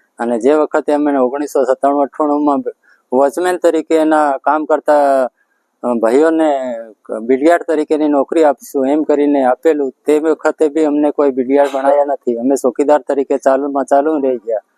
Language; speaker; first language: Gujarati; native; Gujarati